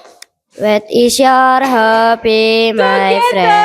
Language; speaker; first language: English; non-native, learner; Indonesian